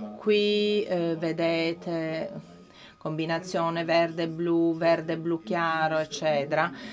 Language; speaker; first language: Italian; non-native, fluent; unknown